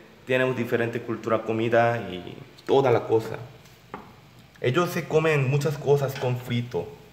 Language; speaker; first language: Spanish; non-native, learner; Korean